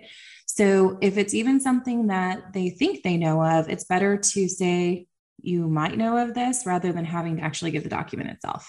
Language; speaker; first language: English; native; English